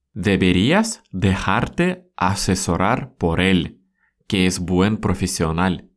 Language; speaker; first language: Spanish; non-native, fluent; Russian